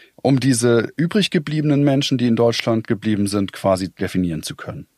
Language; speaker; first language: German; native; German